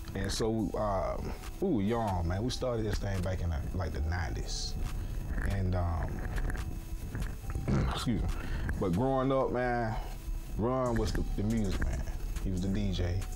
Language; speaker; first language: English; native; English